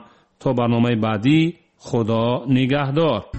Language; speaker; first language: Persian; native; Persian